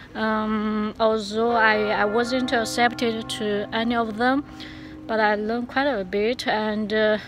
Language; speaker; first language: English; non-native, learner; Chinese